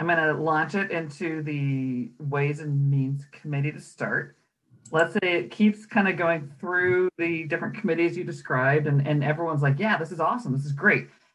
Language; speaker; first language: English; native; English